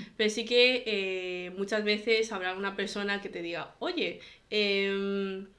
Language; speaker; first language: Spanish; early bilingual, other home language; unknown